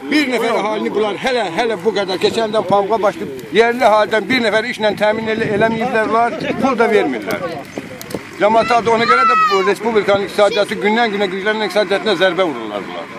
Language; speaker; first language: Azerbaijani; non-native, local second language; Lezghian